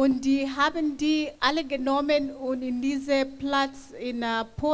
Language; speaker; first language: German; non-native, fluent; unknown